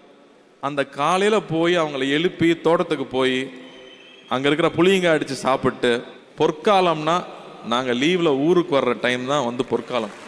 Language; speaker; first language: Tamil; native; Tamil